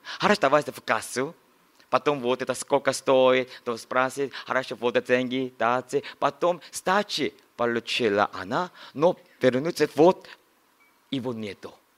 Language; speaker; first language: Russian; non-native, learner; Korean